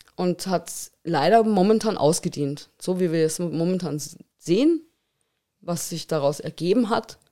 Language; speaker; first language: German; native; German